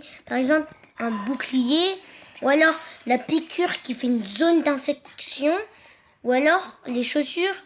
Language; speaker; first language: French; native; French